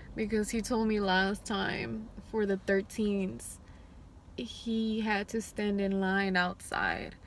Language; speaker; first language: English; early bilingual, other home language; Spanish